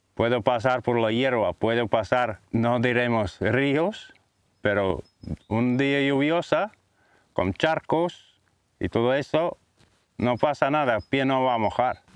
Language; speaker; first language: Spanish; non-native, fluent; Latvian